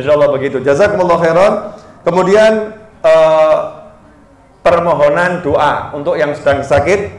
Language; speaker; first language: Indonesian; native; Indonesian